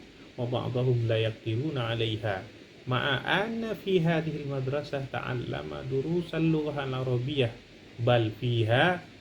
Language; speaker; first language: Arabic; non-native, fluent; Indonesian